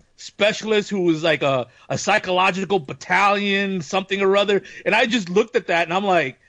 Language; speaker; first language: English; native; English